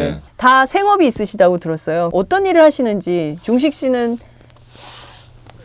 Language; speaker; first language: Korean; native; Korean